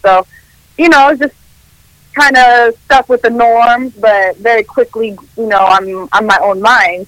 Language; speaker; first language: English; early bilingual, other home language; Spanish